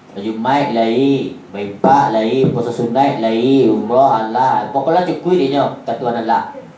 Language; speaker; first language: Malay; non-native, local second language; Minangkabau